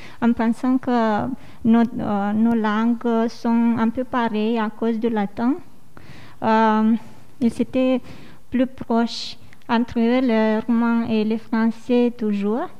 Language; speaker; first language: French; non-native, fluent; Romanian